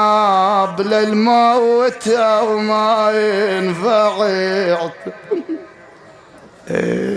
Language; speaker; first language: Arabic; native; Arabic